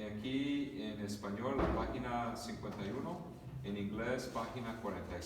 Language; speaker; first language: Spanish; early bilingual, other home language; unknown